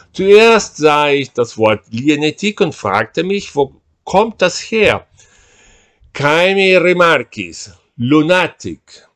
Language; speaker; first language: German; non-native, fluent; Portuguese